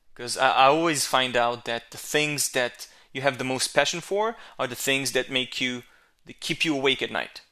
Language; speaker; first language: English; non-native, fluent; Hebrew